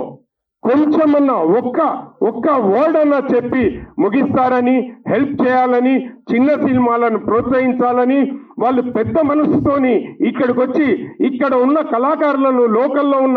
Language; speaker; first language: Telugu; native; Telugu